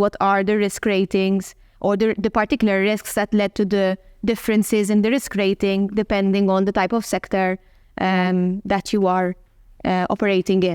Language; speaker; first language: English; non-native, local second language; Maltese